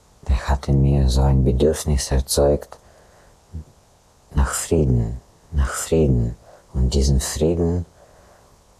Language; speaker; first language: German; non-native, fluent; Russian